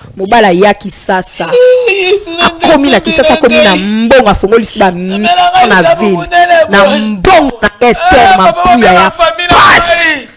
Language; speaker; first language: Lingala; non-native, local second language; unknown